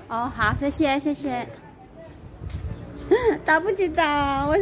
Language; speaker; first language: Chinese; non-native, learner; Filipino